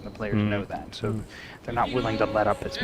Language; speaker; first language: English; native; English